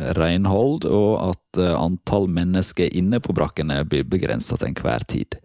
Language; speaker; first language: Norwegian; native; Norwegian